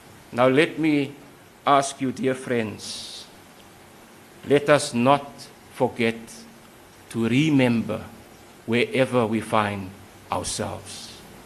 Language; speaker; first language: English; non-native, local second language; Afrikaans